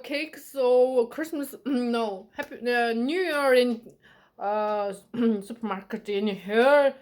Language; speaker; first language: English; non-native, learner; Mongolian